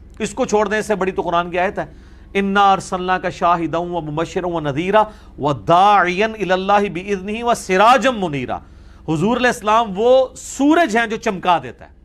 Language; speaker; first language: Urdu; non-native, local second language; Punjabi